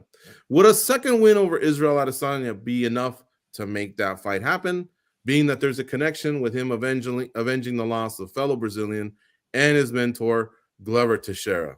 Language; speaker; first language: English; native; English